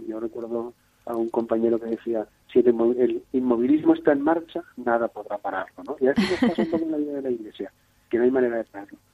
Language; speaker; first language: Spanish; native; Spanish